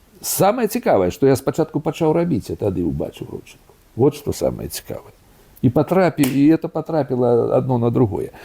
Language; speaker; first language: Belarusian; native; Belarusian